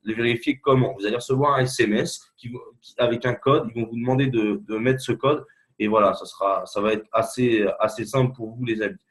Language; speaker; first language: French; native; French